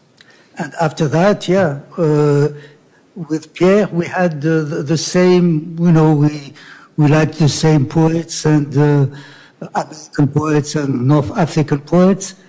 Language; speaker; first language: English; non-native, learner; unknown